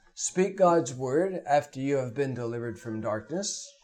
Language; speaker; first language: English; native; English